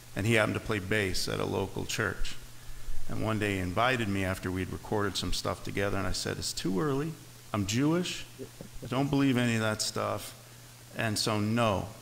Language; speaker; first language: English; native; English